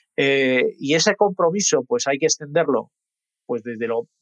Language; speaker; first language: Spanish; native; Spanish